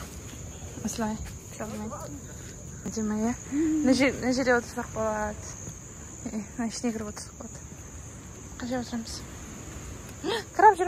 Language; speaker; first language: Kazakh; native; Kazakh